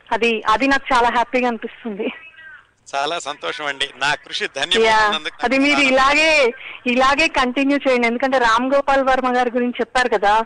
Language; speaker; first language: Telugu; native; Telugu